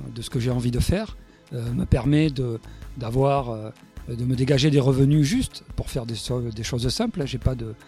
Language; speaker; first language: French; native; French